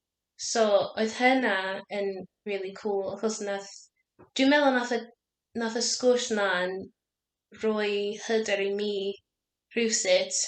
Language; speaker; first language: Welsh; non-native, learner; English